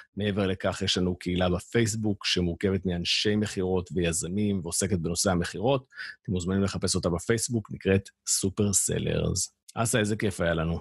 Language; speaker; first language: Hebrew; native; Hebrew